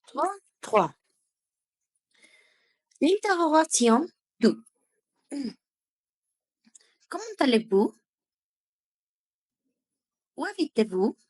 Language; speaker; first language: French; non-native, learner; Spanish